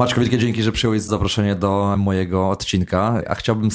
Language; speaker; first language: Polish; native; Polish